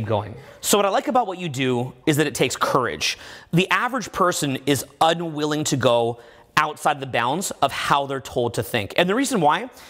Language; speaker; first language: English; native; English